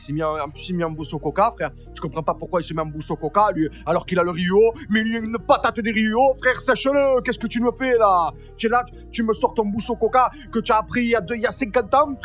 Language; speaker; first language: French; native; French